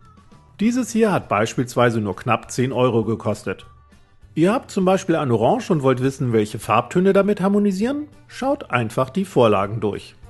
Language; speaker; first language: German; native; German